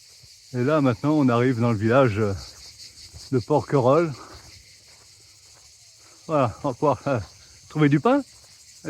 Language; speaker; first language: French; native; French